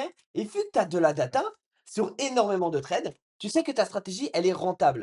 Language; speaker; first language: French; native; French